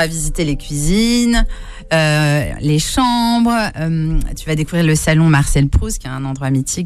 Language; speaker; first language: French; native; French